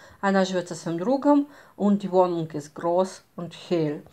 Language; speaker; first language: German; non-native, fluent; Russian